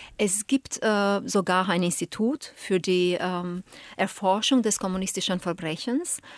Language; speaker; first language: German; non-native, fluent; Albanian